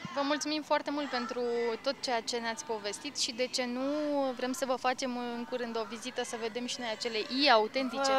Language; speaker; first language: Romanian; native; Romanian